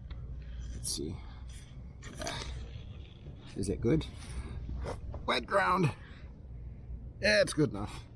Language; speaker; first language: English; native; English